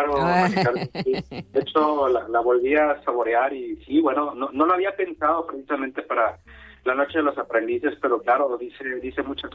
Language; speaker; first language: Spanish; native; Spanish